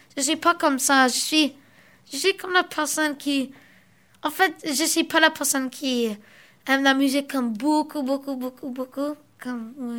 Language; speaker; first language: French; early bilingual, other home language; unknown